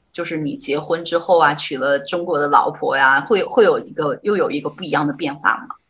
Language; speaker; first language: Chinese; native; Chinese